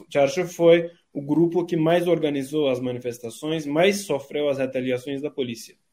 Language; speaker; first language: Portuguese; non-native, fluent; Turkish